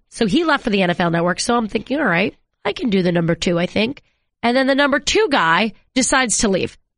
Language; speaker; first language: English; native; English